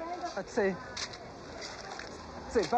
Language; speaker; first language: Italian; non-native, learner; English